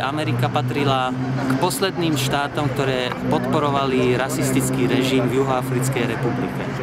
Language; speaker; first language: Slovak; non-native, fluent; Arabic